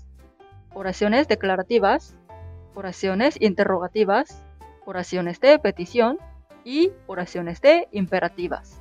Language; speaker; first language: Spanish; non-native, fluent; Korean